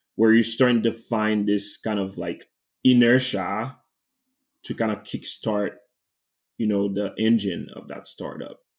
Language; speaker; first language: English; non-native, fluent; French